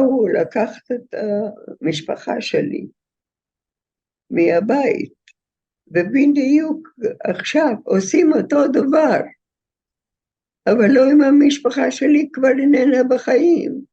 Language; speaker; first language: Hebrew; non-native, fluent; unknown